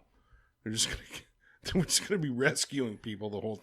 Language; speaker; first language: English; native; English